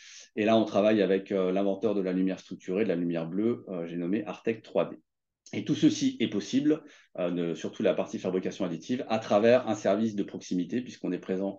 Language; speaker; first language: French; native; French